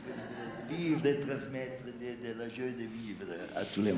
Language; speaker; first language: French; non-native, fluent; Italian